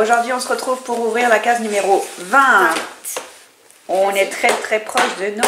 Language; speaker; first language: French; native; French